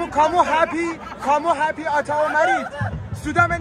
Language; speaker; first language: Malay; non-native, learner; Persian